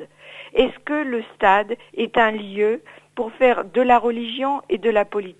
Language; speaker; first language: French; native; French